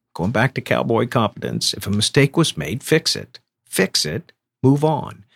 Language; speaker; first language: English; native; English